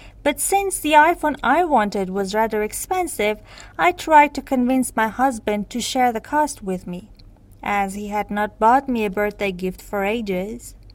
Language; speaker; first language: English; non-native, fluent; Persian